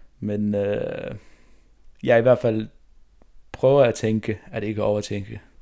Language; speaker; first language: Danish; non-native, local second language; Faroese